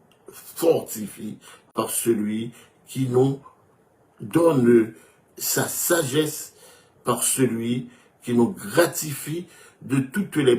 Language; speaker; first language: French; non-native, local second language; Haitian Creole